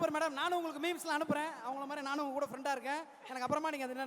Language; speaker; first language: Tamil; native; Tamil